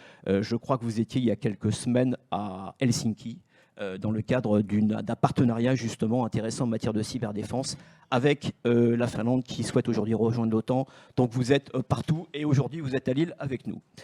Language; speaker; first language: French; native; French